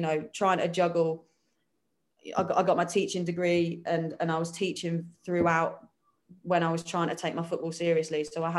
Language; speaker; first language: English; native; English